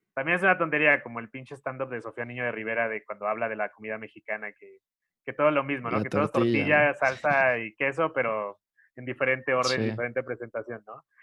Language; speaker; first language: Spanish; native; Spanish